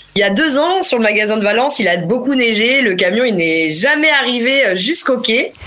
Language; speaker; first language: French; native; French